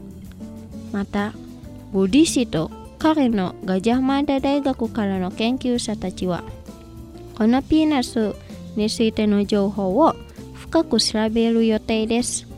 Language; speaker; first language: Japanese; non-native, fluent; Indonesian